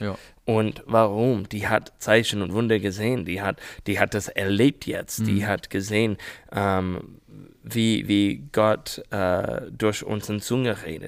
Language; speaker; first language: German; non-native, learner; English